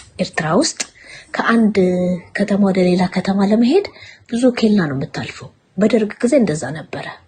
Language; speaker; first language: Amharic; non-native, local second language; Tigrinya